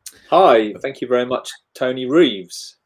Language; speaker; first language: English; native; English